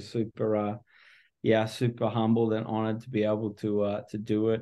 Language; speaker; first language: English; native; English